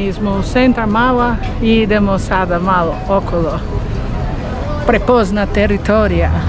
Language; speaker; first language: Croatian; non-native, learner; Portuguese